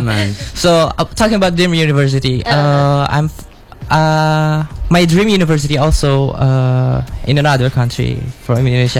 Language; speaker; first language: English; non-native, learner; Indonesian